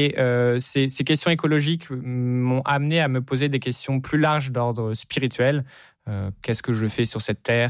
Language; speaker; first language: French; native; French